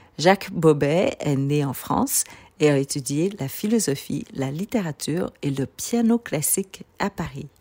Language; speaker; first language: French; early bilingual, other home language; Vietnamese